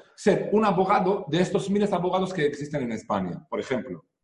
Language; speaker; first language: Spanish; non-native, fluent; Hebrew